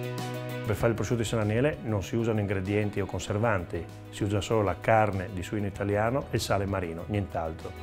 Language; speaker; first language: Italian; native; Italian